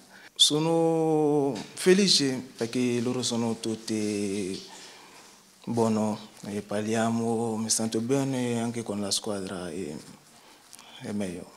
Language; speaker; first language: Italian; non-native, learner; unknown